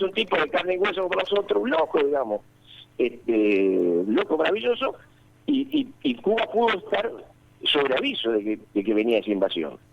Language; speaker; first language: Spanish; native; Spanish